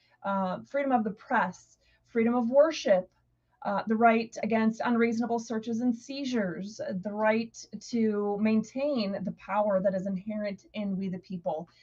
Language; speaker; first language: English; native; English